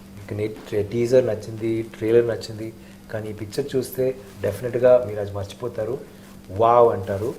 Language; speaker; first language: Telugu; non-native, learner; Tamil